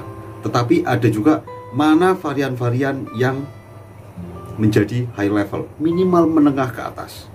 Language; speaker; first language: Indonesian; native; Indonesian